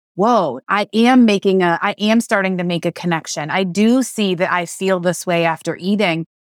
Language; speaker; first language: English; native; English